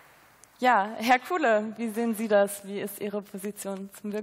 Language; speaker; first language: German; native; German